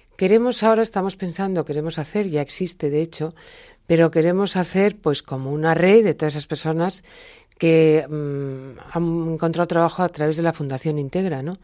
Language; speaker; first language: Spanish; native; Spanish